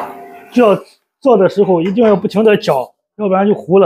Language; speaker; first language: Chinese; native; Chinese